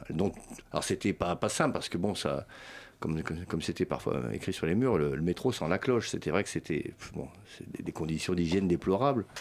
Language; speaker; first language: French; early bilingual, other home language; Swedish